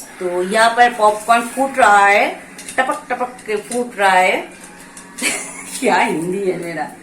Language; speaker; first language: Hindi; non-native, local second language; Bangla